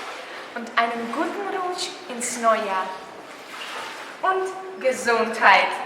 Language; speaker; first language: German; non-native, fluent; Russian